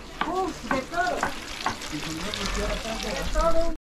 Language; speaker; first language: Spanish; native; Spanish